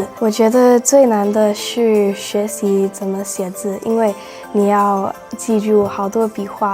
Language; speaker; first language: Chinese; non-native, fluent; English